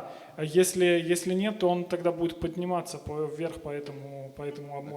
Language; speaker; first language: Russian; native; Russian